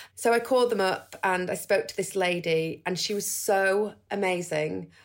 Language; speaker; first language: English; native; English